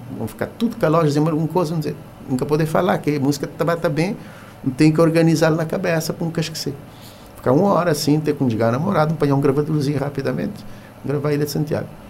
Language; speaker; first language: Portuguese; non-native, local second language; Kabuverdianu